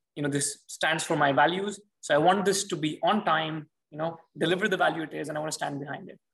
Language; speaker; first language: English; non-native, local second language; Hindi